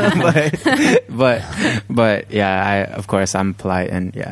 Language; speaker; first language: English; native; English